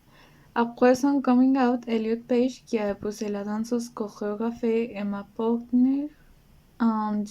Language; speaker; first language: French; non-native, learner; Spanish